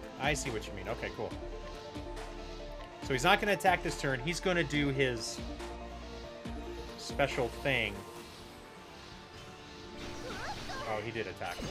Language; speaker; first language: English; native; English